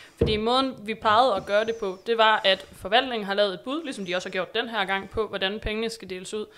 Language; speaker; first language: Danish; native; Danish